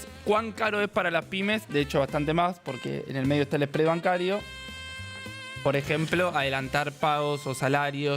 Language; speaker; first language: Spanish; native; Spanish